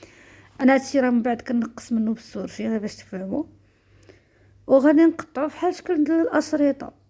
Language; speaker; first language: Arabic; native; Arabic